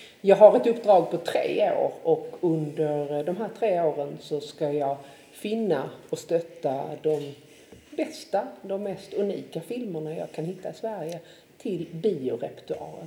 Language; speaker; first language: Swedish; native; Swedish